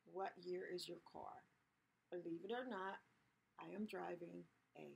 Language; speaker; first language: English; native; English